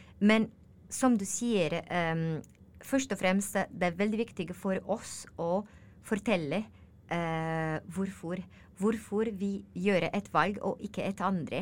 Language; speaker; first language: Norwegian; non-native, learner; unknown